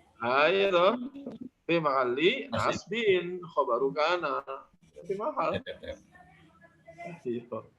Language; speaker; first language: Arabic; non-native, learner; Indonesian